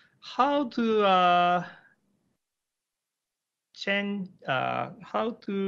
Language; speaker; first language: English; non-native, learner; Japanese